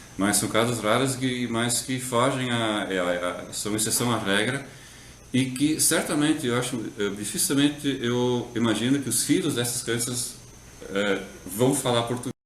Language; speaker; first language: Portuguese; non-native, local second language; German